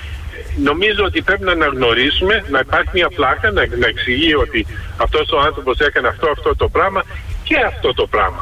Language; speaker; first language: Greek; early bilingual, heritage; Greek